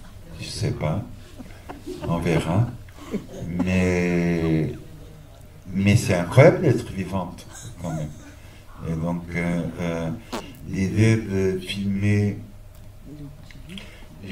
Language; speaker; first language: French; non-native, fluent; Portuguese